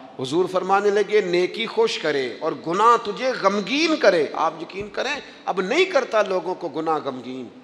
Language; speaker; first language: Urdu; non-native, local second language; Punjabi